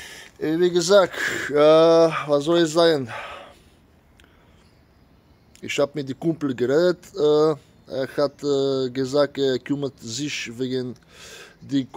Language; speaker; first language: German; non-native, fluent; Bulgarian